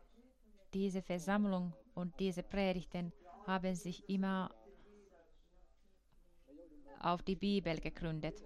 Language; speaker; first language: German; non-native, fluent; Finnish